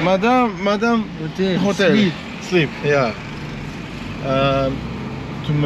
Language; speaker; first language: English; non-native, learner; Serbian